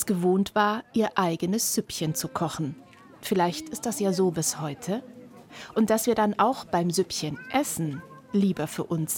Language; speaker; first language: German; native; German